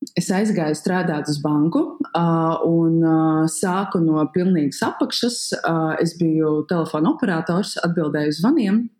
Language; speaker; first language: Latvian; native; Latvian